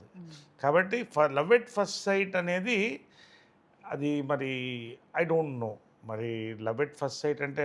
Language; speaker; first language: Telugu; native; Telugu